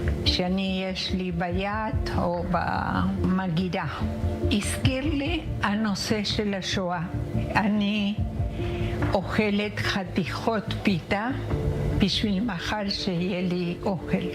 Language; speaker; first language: Hebrew; non-native, learner; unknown